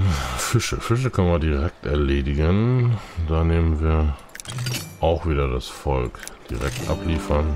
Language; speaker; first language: German; native; German